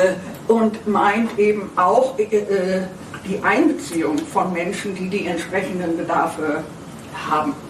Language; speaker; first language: German; native; German